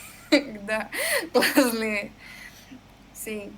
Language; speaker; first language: Portuguese; native; Portuguese